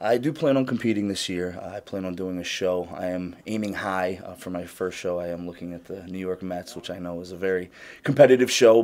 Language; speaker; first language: English; native; English